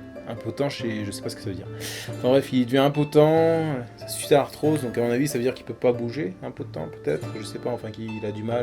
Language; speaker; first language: French; native; French